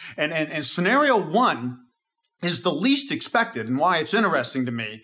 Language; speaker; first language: English; native; English